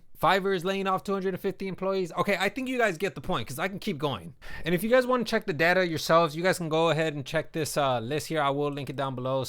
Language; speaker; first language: English; native; English